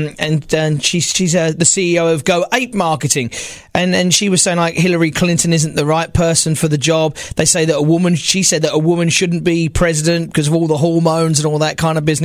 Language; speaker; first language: English; native; English